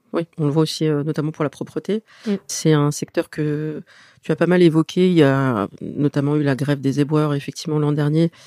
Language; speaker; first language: French; native; French